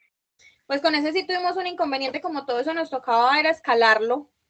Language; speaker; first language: Spanish; native; Spanish